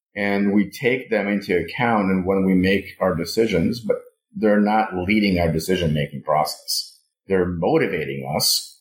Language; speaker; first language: English; non-native, fluent; Russian